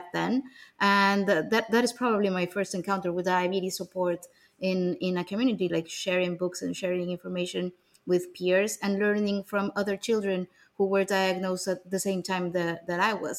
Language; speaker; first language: English; non-native, fluent; Spanish